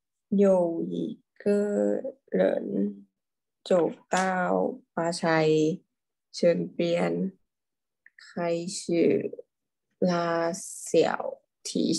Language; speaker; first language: Chinese; non-native, learner; Thai